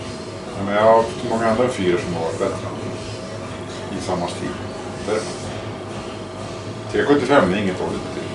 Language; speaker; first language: Swedish; native; Swedish